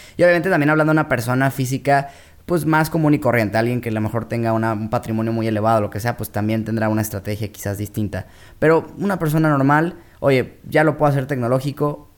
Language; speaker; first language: Spanish; native; Spanish